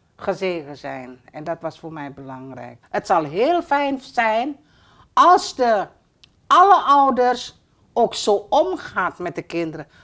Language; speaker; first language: Dutch; early bilingual, other home language; Indonesian